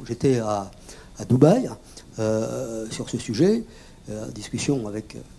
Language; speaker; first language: French; native; French